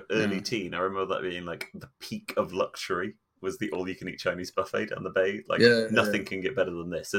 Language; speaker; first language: English; native; English